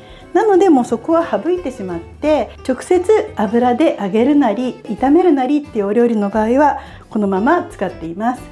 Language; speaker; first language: Japanese; native; Japanese